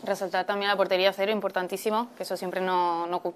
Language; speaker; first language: Spanish; native; Spanish